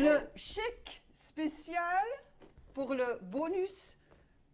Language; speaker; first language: French; non-native, local second language; Dutch